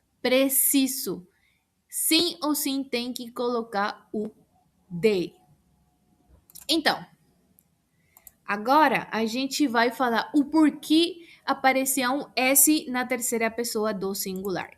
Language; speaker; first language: Portuguese; non-native, fluent; Spanish